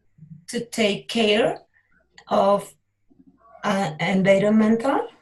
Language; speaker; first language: English; non-native, learner; Spanish